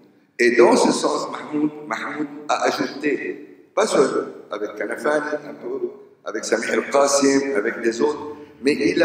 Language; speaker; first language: French; non-native, local second language; Arabic